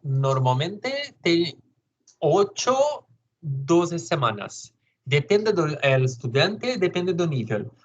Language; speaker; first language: Spanish; non-native, learner; Portuguese